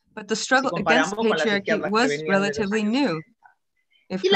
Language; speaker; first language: English; non-native, fluent; Spanish